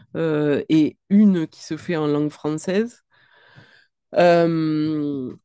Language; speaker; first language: French; native; French